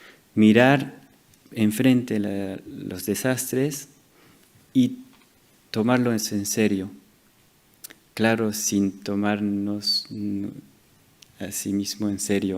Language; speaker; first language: Spanish; non-native, fluent; French